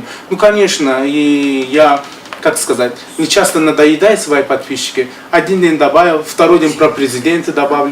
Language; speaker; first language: Russian; non-native, fluent; Persian